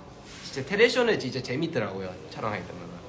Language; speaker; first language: Korean; early bilingual, heritage; Korean